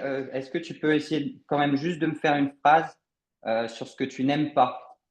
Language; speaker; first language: French; native; French